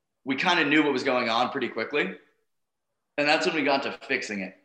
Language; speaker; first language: English; native; English